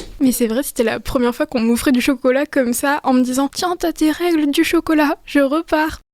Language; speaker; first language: French; native; French